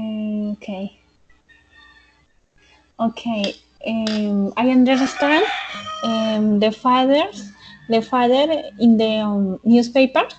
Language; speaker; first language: English; non-native, learner; Spanish